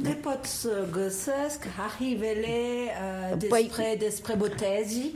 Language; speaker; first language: Romanian; non-native, learner; French